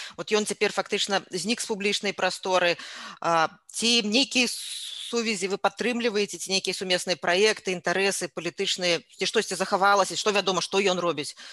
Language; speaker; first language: Belarusian; native; Belarusian